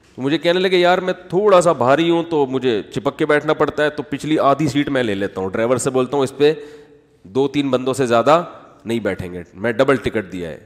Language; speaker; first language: Urdu; native; Urdu